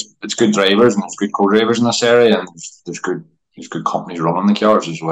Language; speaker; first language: English; native; English